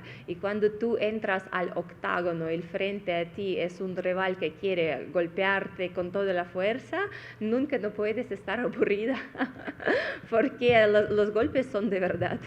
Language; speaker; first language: Spanish; non-native, fluent; Russian